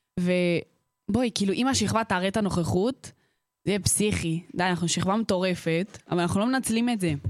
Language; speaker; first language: Hebrew; early bilingual, other home language; Russian